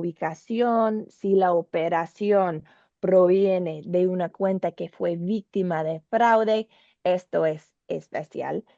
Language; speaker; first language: Spanish; non-native, learner; English